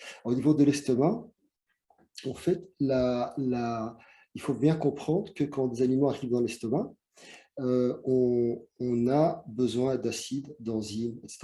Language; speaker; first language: French; native; French